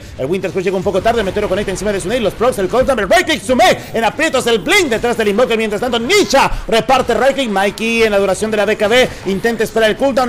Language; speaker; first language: Spanish; native; Spanish